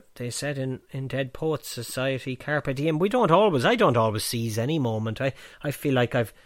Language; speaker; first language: English; native; English